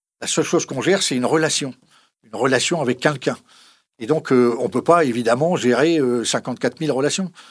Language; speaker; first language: French; native; French